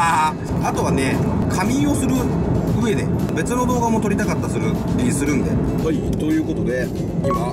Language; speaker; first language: Japanese; native; Japanese